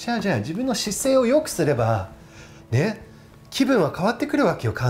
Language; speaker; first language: Japanese; non-native, fluent; English